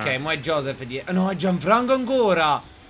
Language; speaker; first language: Italian; native; Italian